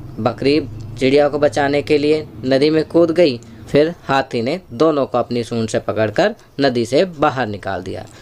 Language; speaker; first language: Hindi; native; Hindi